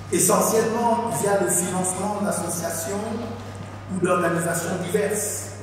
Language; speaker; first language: French; native; French